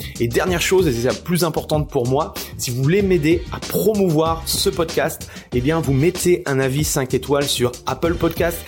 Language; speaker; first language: French; native; French